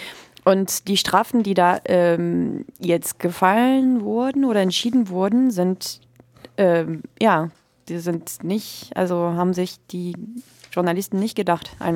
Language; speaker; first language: German; native; German